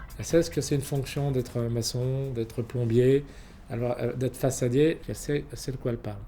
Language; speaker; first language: French; native; French